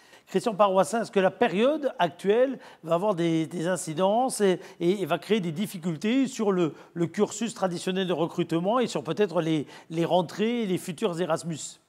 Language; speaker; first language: French; native; French